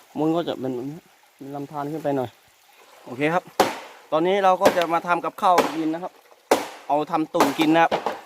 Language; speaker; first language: Thai; native; Thai